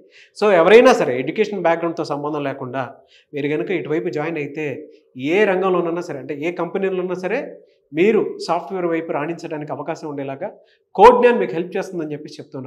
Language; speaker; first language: Telugu; native; Telugu